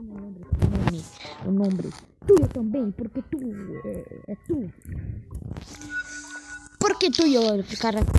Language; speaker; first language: Spanish; non-native, learner; Portuguese